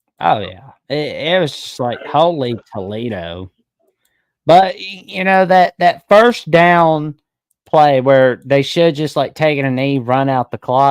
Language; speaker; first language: English; native; English